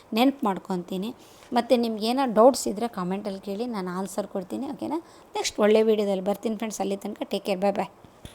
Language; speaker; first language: Kannada; native; Kannada